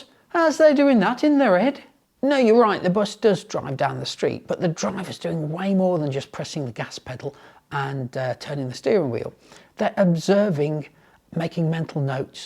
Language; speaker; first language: English; native; English